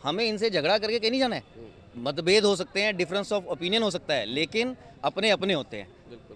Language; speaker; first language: Hindi; non-native, local second language; Punjabi